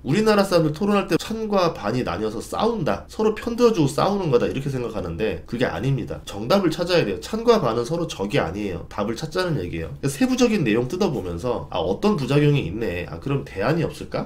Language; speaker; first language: Korean; native; Korean